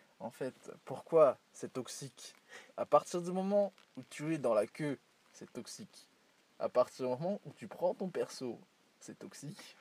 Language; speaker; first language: French; early bilingual, other home language; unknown